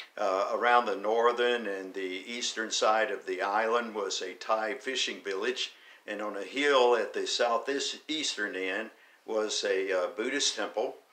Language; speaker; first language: English; native; English